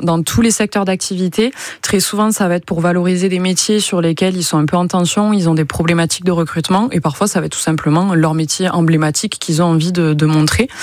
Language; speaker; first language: French; native; French